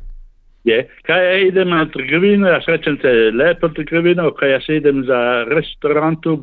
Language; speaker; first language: Slovenian; early bilingual, heritage; Slovenian